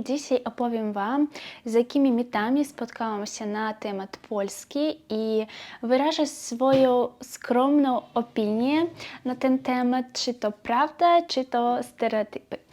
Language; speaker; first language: Polish; non-native, learner; Belarusian